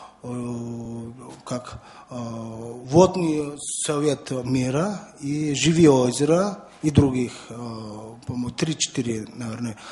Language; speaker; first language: Russian; non-native, learner; Mongolian